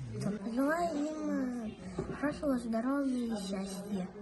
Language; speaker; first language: Russian; non-native, local second language; Yakut